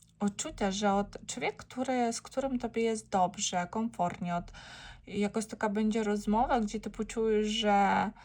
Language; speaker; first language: Polish; non-native, learner; Ukrainian